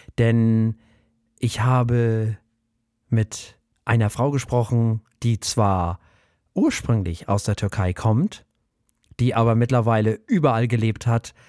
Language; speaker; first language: German; native; German